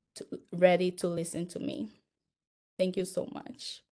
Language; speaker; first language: English; non-native, fluent; Portuguese